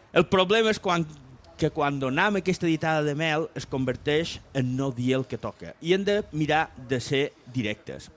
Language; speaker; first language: Catalan; non-native, local second language; Spanish